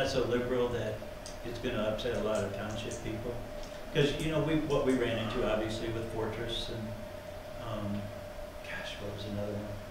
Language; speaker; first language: English; native; English